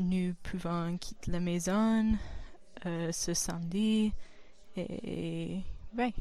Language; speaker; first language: French; non-native, learner; English